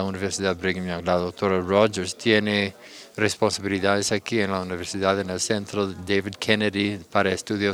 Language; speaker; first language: Spanish; non-native, fluent; English